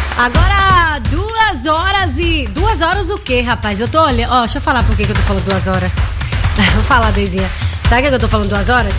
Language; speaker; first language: Portuguese; native; Portuguese